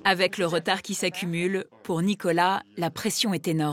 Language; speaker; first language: French; native; French